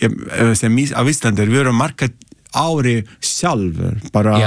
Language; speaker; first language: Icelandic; non-native, learner; Italian